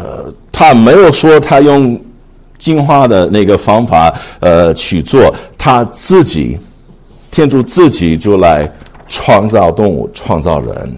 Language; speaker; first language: Chinese; non-native, fluent; English